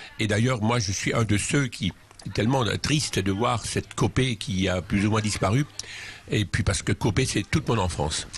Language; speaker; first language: French; non-native, local second language; Swiss German